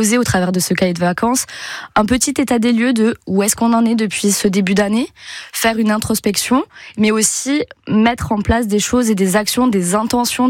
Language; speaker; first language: French; native; French